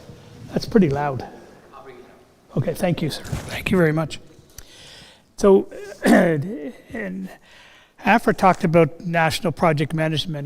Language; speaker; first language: English; native; English